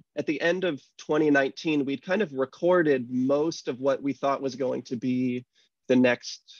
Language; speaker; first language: English; native; English